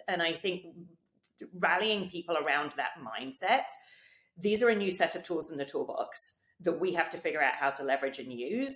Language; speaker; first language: English; native; English